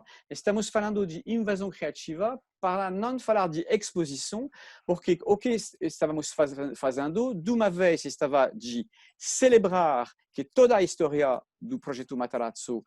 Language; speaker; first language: Portuguese; non-native, fluent; French